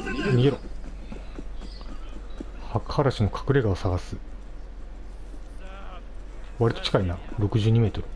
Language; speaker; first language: Japanese; native; Japanese